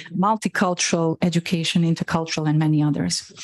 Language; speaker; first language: English; non-native, fluent; Bosnian